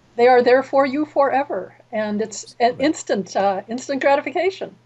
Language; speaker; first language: English; native; English